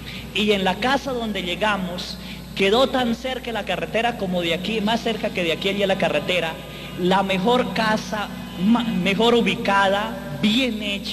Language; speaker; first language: Spanish; native; Spanish